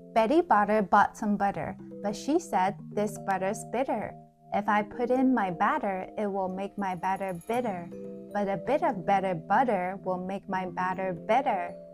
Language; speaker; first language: English; non-native, fluent; Chinese